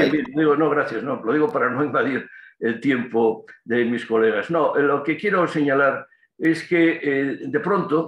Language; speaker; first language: Spanish; native; Spanish